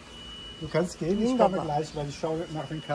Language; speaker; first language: German; non-native, fluent; Italian